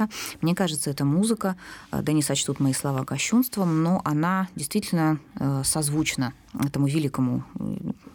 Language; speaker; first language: Russian; native; Russian